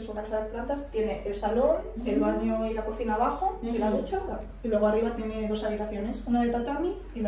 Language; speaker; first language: Spanish; native; Spanish